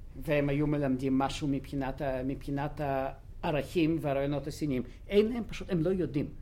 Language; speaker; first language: Hebrew; non-native, fluent; Russian